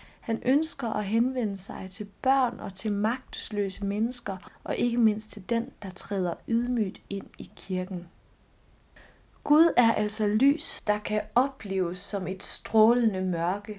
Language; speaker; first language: Danish; native; Danish